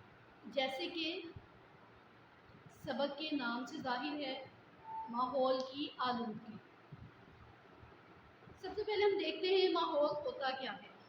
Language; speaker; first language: Urdu; native; Urdu